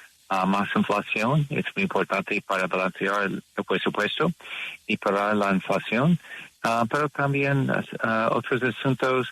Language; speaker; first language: Spanish; non-native, learner; English